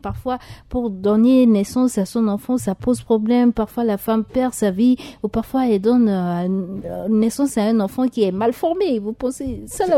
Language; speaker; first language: French; non-native, local second language; Sango